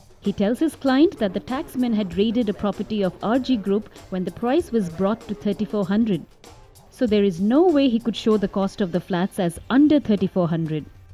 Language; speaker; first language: English; non-native, local second language; Hindi